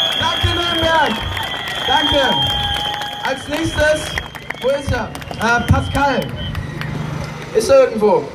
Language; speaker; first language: German; native; German